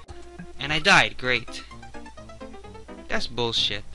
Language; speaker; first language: English; native; English